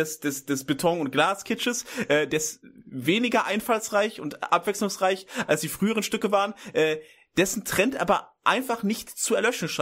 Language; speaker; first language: German; native; German